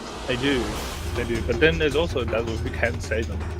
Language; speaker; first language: English; native; English